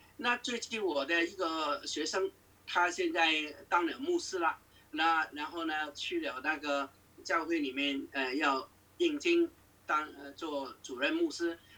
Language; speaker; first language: Chinese; non-native, local second language; Cantonese